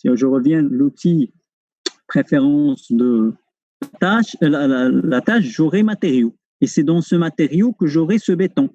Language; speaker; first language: French; non-native, local second language; Arabic